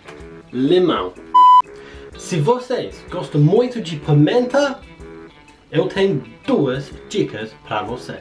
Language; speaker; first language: Portuguese; non-native, learner; English